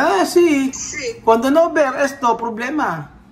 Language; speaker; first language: Spanish; non-native, learner; Filipino